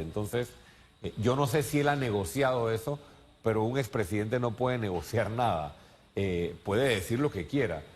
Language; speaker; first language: Spanish; native; Spanish